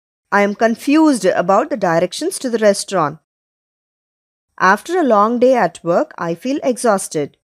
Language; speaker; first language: English; non-native, local second language; Tamil